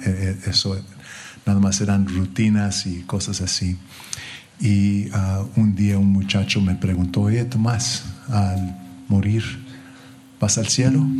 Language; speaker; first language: Spanish; early bilingual, heritage; English